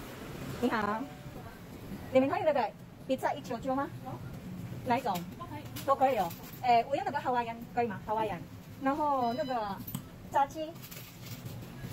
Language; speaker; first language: Chinese; non-native, learner; Filipino